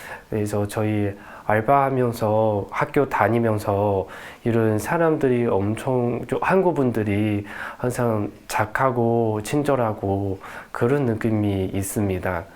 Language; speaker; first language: Korean; non-native, fluent; Chinese